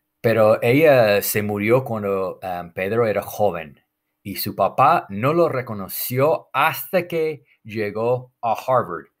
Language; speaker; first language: Spanish; non-native, fluent; English